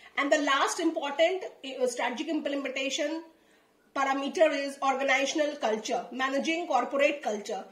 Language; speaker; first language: English; non-native, local second language; Hindi